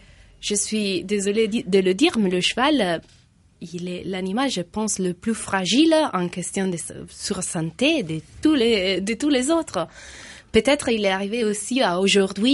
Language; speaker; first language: French; non-native, fluent; Italian